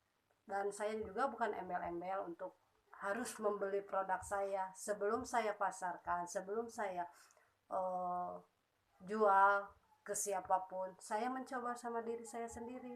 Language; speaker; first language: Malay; non-native, local second language; Sundanese